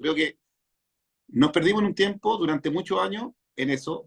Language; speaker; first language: Spanish; native; Spanish